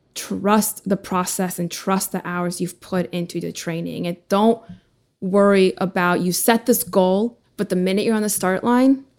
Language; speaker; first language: English; early bilingual, other home language; Russian